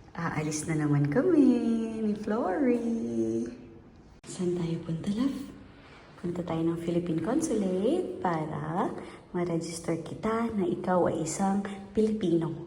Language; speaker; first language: Filipino; native; Filipino